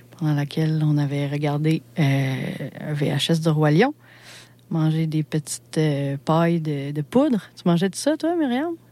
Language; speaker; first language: French; native; French